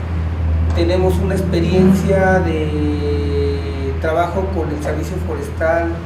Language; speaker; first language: Spanish; native; Spanish